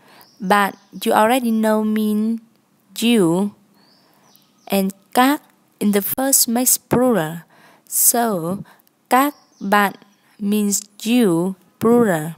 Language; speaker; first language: English; non-native, learner; Vietnamese